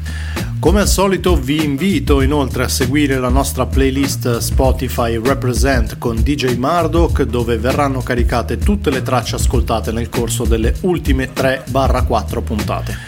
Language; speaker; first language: Italian; native; Italian